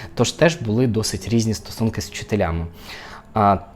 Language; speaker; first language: Ukrainian; native; Ukrainian